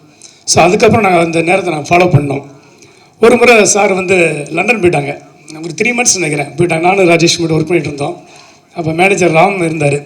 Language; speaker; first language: Tamil; native; Tamil